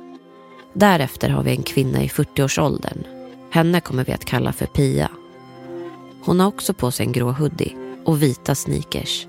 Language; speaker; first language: Swedish; native; Swedish